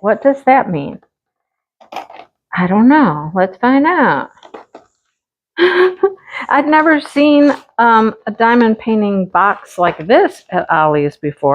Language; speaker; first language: English; native; English